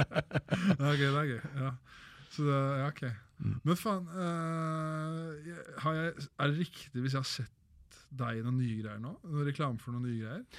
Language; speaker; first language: Norwegian; native; Norwegian